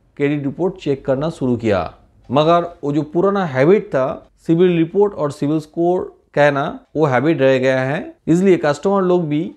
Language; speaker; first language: Hindi; non-native, local second language; Bangla